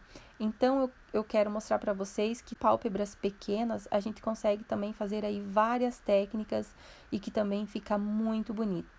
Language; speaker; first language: Portuguese; native; Portuguese